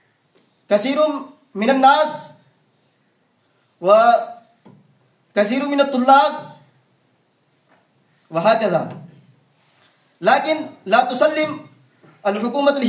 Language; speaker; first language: Arabic; non-native, learner; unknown